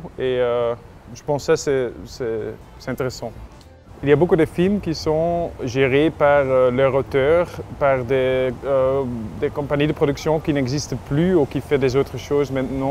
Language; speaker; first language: French; non-native, local second language; Dutch